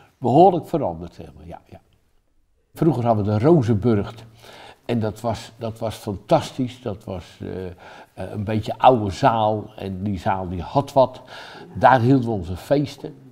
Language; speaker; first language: Dutch; native; Dutch